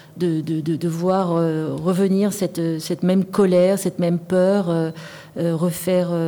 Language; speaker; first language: French; native; French